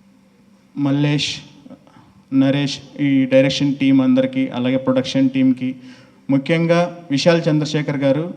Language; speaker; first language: Telugu; native; Telugu